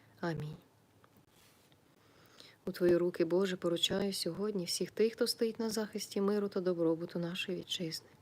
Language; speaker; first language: Ukrainian; native; Ukrainian